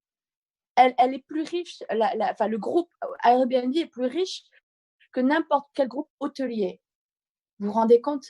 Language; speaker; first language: French; native; French